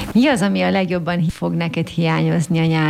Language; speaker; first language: Hungarian; native; Hungarian